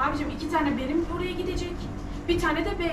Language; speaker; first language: Turkish; native; Turkish